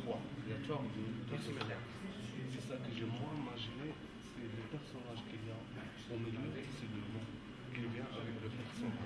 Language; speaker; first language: French; non-native, local second language; Arabic